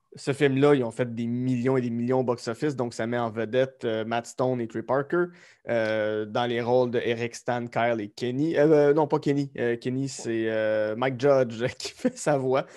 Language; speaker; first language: French; native; French